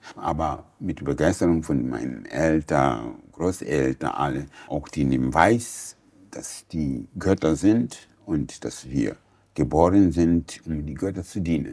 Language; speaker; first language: German; non-native, learner; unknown